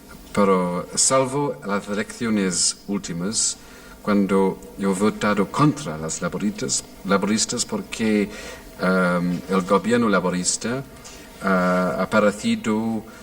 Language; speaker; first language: Spanish; non-native, fluent; English